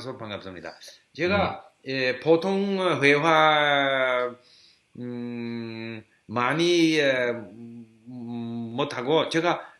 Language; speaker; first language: Korean; non-native, learner; English